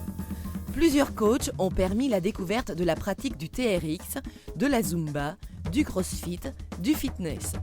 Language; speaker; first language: French; native; French